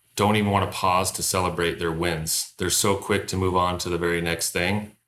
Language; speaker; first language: English; native; English